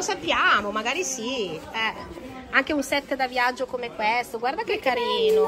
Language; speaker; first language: Italian; native; Italian